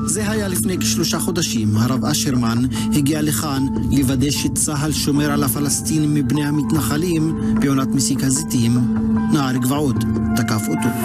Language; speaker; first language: Hebrew; non-native, local second language; Arabic